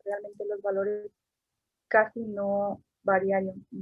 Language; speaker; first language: Spanish; native; Spanish